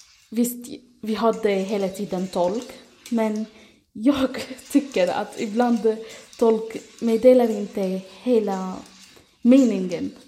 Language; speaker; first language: Swedish; non-native, fluent; Arabic